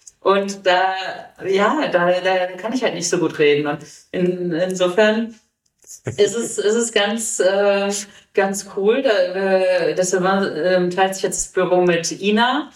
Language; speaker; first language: German; native; German